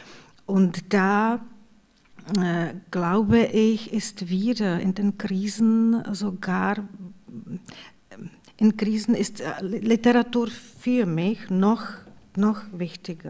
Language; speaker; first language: German; non-native, fluent; Czech